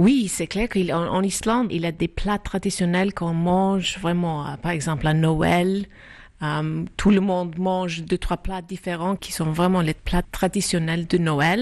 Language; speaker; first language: French; non-native, fluent; Icelandic